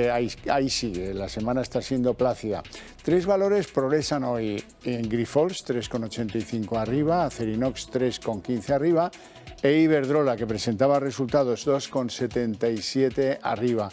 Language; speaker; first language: Spanish; native; Spanish